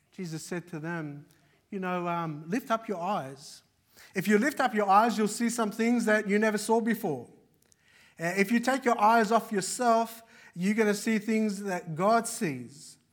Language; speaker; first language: English; early bilingual, other home language; Arabic